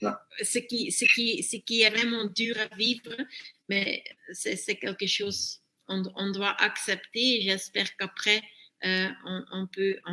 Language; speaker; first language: French; non-native, fluent; Dutch